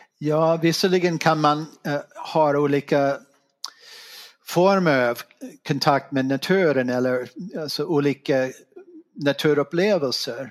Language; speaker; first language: Swedish; non-native, fluent; English